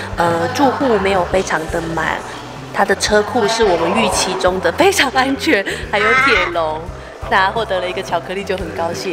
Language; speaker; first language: Chinese; native; Chinese